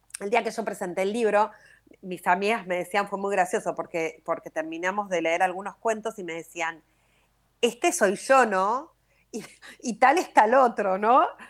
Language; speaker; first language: Spanish; native; Spanish